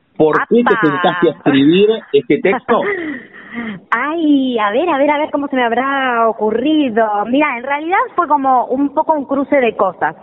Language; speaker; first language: Spanish; native; Spanish